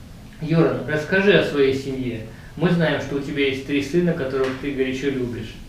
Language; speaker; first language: Russian; native; Russian